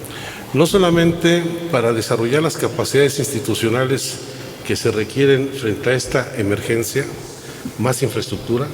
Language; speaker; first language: Spanish; native; Spanish